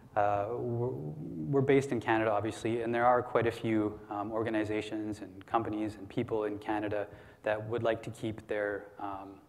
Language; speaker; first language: English; native; English